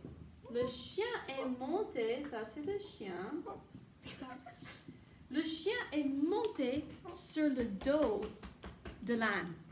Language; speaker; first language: French; non-native, fluent; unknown